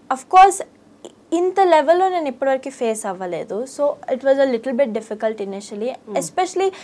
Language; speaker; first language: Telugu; early bilingual, heritage; Telugu